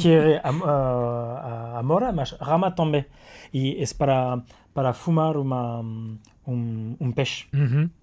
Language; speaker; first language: Portuguese; non-native, learner; French